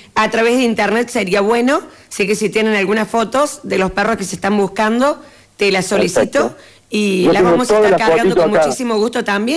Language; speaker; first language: Spanish; native; Spanish